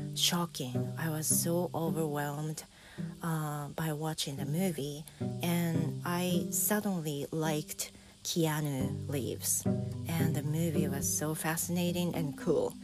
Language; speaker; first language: English; non-native, fluent; Japanese